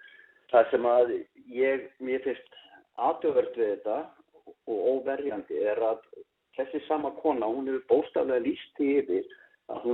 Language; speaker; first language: Icelandic; native; Icelandic